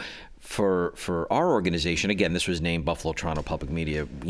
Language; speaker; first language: English; native; English